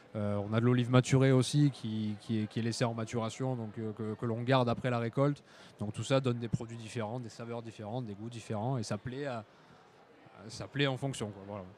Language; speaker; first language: French; native; French